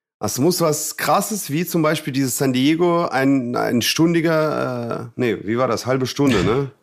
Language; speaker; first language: German; non-native, fluent; Russian